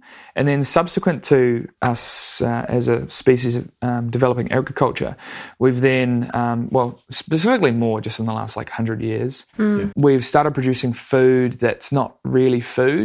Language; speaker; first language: English; native; English